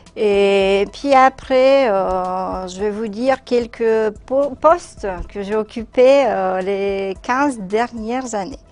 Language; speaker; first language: French; non-native, fluent; Romanian